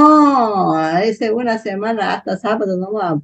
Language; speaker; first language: Spanish; non-native, learner; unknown